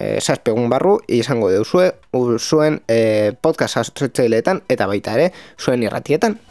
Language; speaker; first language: Basque; non-native, local second language; Spanish